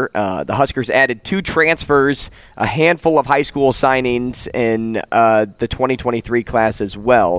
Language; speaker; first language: English; native; English